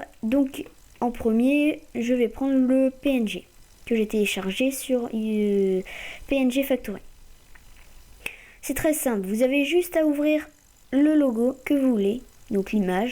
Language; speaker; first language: French; native; French